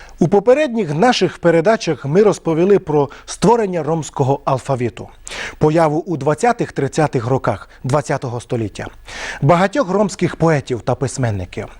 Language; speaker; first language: Ukrainian; non-native, local second language; Romany